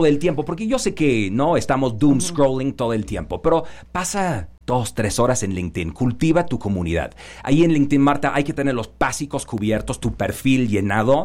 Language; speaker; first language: Spanish; non-native, fluent; English